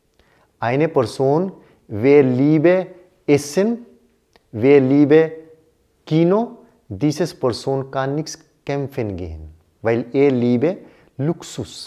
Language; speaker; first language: German; non-native, learner; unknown